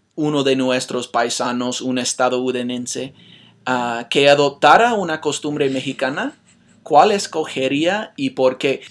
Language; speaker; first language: Spanish; non-native, fluent; English